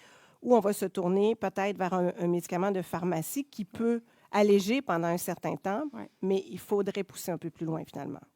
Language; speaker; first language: French; native; French